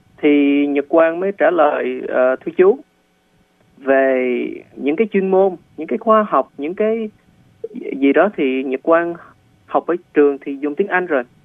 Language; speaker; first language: Vietnamese; early bilingual, heritage; Vietnamese